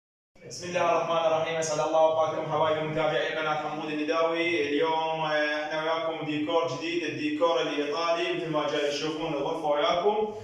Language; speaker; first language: Arabic; native; Arabic